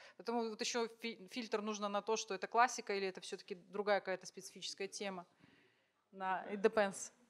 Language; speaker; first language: Russian; native; Russian